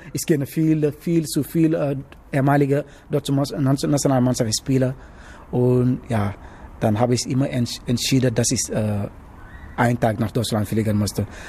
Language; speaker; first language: German; non-native, learner; Wolof